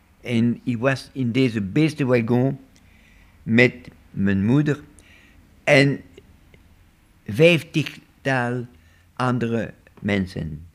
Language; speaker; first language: Dutch; non-native, local second language; French